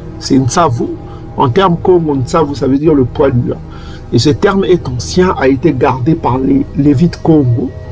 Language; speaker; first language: French; non-native, local second language; Kongo